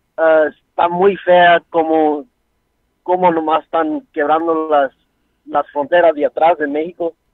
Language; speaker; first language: Spanish; early bilingual, heritage; Spanish